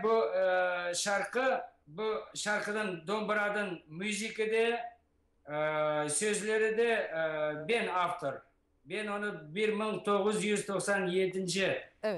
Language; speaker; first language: Turkish; non-native, learner; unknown